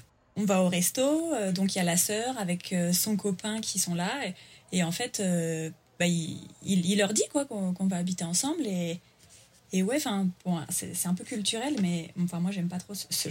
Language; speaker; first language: French; native; French